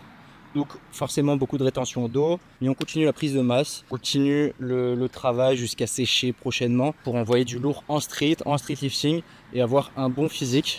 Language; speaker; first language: French; native; French